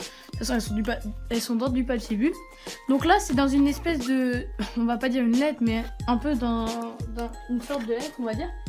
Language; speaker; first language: French; native; French